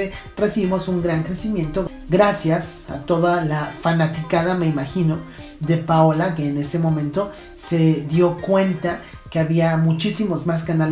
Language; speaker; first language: Spanish; native; Spanish